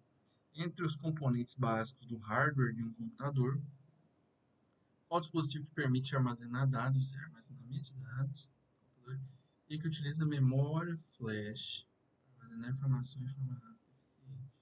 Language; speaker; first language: Portuguese; native; Portuguese